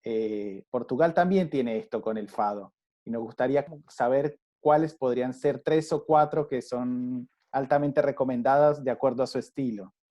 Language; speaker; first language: Spanish; native; Spanish